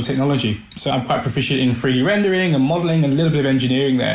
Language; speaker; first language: English; native; English